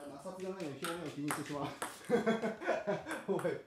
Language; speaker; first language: Japanese; native; Japanese